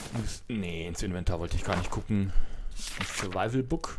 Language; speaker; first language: German; native; German